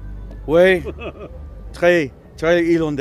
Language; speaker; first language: French; non-native, learner; English